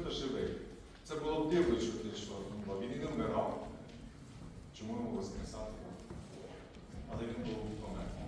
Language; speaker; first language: Ukrainian; native; Ukrainian